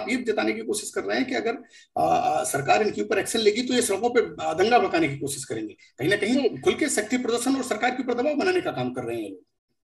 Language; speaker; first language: Hindi; native; Hindi